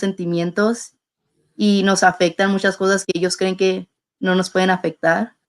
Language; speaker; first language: Spanish; early bilingual, heritage; Spanish